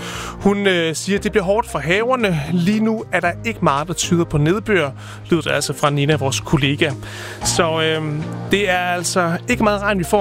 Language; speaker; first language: Danish; native; Danish